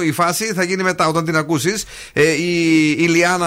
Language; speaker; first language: Greek; native; Greek